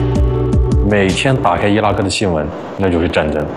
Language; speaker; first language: Chinese; early bilingual, other home language; Arabic